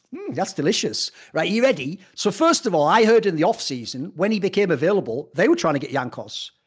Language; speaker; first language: English; native; English